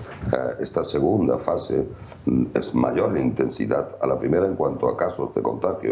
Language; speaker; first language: Spanish; native; Spanish